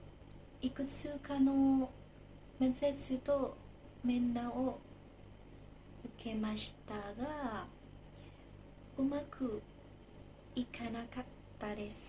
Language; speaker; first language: Japanese; non-native, learner; Indonesian